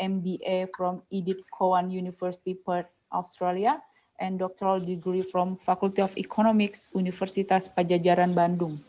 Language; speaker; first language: English; non-native, fluent; Indonesian